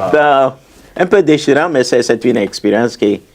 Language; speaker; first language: French; non-native, fluent; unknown